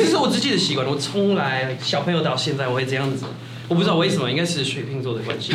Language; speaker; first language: Chinese; non-native, fluent; French